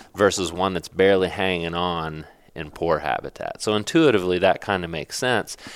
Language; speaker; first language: English; native; English